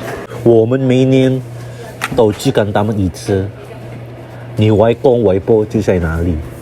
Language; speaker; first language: Chinese; non-native, fluent; Indonesian